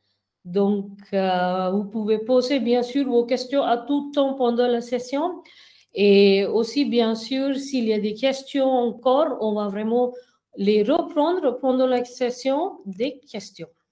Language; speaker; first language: French; non-native, fluent; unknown